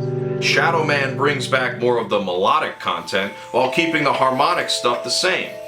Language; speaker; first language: English; native; English